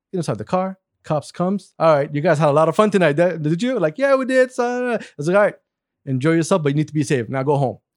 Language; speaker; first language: English; non-native, fluent; Arabic